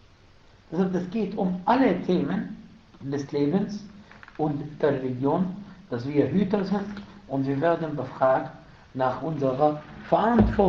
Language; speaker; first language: German; non-native, fluent; Arabic